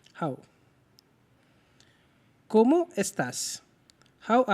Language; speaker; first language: Spanish; non-native, learner; Hindi